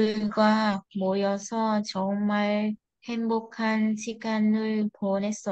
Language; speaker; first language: Korean; non-native, learner; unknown